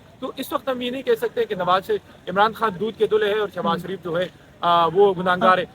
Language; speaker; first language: Urdu; non-native, local second language; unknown